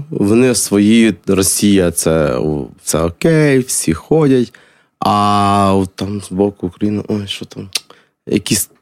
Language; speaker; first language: Ukrainian; native; Ukrainian